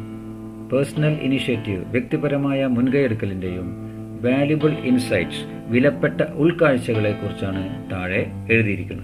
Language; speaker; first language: Malayalam; native; Malayalam